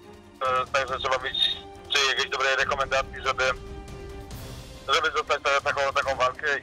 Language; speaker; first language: Polish; native; Polish